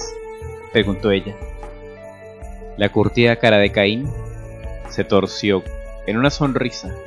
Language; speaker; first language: Spanish; native; Spanish